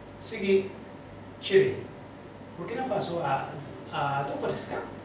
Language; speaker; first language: Japanese; non-native, learner; Mossi